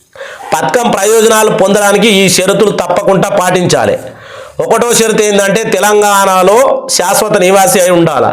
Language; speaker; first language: Telugu; native; Telugu